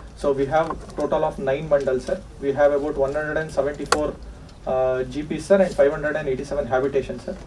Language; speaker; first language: English; non-native, local second language; Telugu